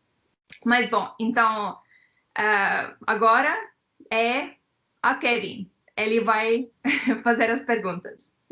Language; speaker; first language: Portuguese; non-native, fluent; Estonian